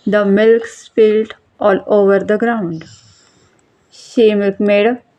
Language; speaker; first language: English; non-native, local second language; Marathi